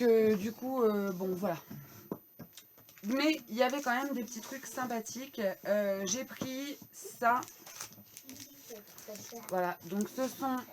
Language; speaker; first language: French; native; French